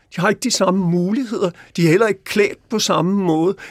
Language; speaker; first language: Danish; native; Danish